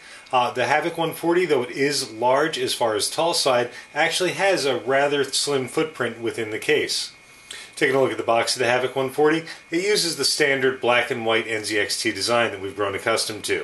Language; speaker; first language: English; native; English